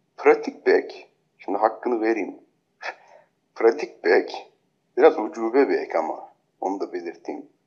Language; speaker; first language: Turkish; native; Turkish